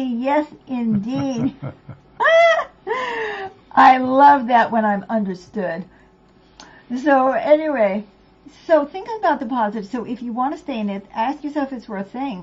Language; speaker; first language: English; native; English